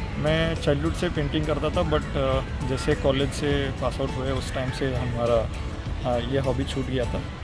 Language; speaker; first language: Hindi; non-native, local second language; Kannada